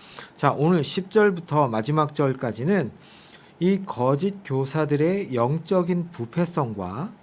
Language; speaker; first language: Korean; native; Korean